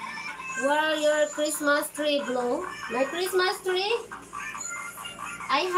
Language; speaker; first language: English; non-native, learner; Filipino